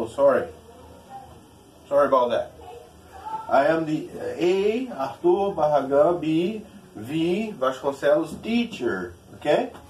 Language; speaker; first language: English; non-native, fluent; Portuguese